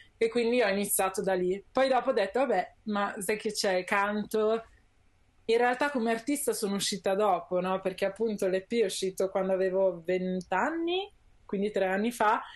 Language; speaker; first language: Italian; native; Italian